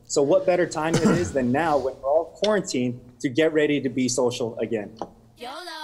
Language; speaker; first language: English; native; English